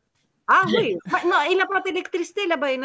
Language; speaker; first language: French; non-native, learner; Kyrgyz